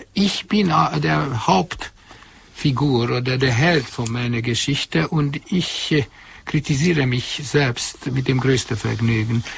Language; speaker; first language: German; non-native, fluent; Hungarian